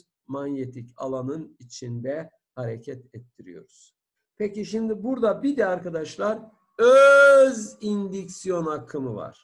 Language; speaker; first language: Turkish; native; Turkish